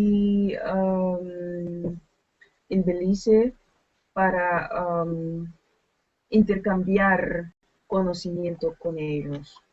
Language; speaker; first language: Spanish; non-native, learner; Dutch